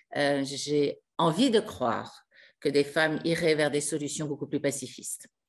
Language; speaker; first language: French; native; French